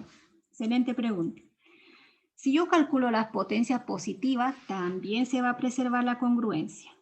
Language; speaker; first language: Spanish; native; Spanish